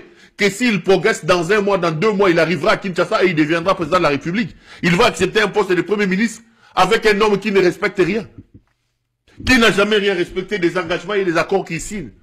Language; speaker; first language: French; non-native, local second language; Lingala